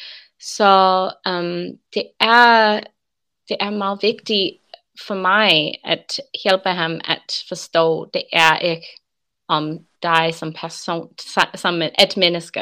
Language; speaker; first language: Danish; non-native, learner; English